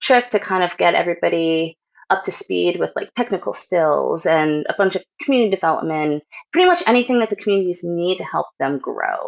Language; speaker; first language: English; native; English